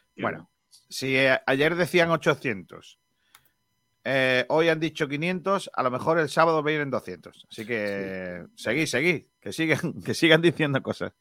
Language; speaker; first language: Spanish; native; Spanish